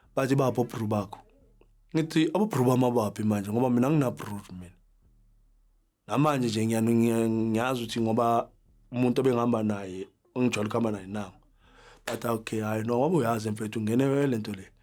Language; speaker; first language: Zulu; native; Zulu